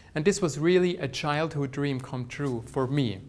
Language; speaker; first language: English; non-native, fluent; Swiss German